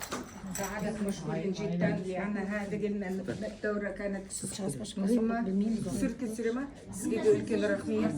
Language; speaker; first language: Arabic; non-native, fluent; Kazakh